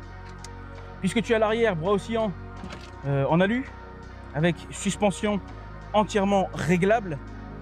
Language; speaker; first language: French; native; French